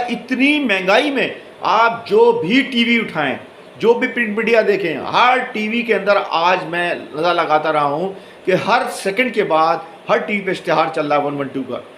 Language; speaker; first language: Urdu; native; Urdu